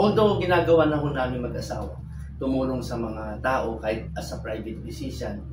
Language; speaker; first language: Filipino; non-native, local second language; Iloko